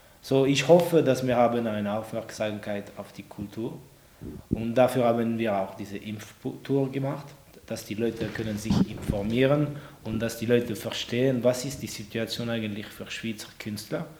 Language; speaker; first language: German; non-native, local second language; French